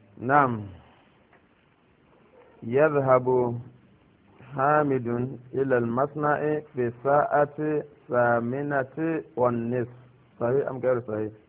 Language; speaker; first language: Arabic; non-native, fluent; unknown